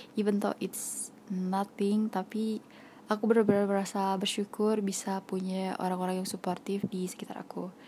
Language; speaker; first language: Indonesian; non-native, local second language; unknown